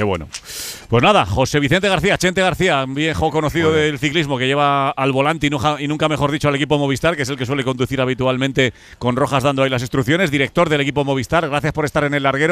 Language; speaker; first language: Spanish; native; Spanish